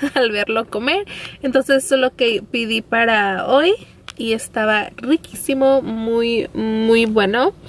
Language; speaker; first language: Spanish; early bilingual, heritage; Spanish